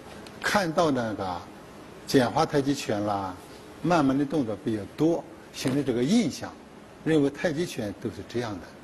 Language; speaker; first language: Chinese; native; Chinese